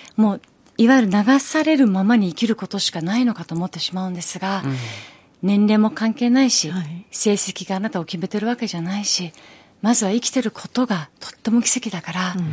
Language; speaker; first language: Japanese; early bilingual, other home language; Persian